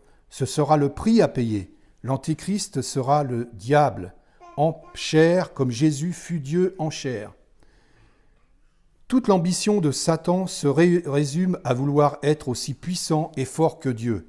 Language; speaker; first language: French; native; French